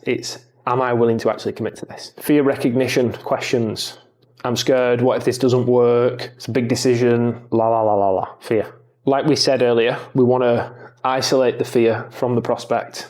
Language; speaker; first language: English; native; English